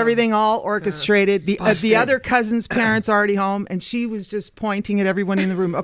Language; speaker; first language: English; native; English